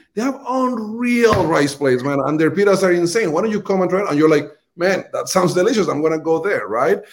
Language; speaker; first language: English; non-native, fluent; Spanish